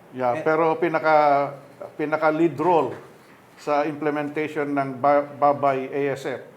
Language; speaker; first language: Filipino; non-native, local second language; Iloko